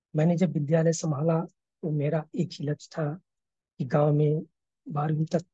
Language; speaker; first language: Hindi; native; Hindi